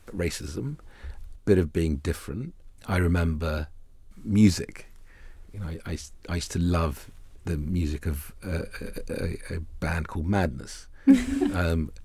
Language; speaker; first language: English; early bilingual, other home language; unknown